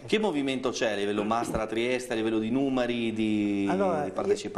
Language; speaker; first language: Italian; native; Italian